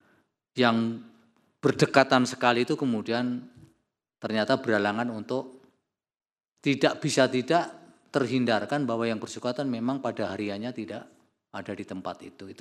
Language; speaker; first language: Indonesian; native; Indonesian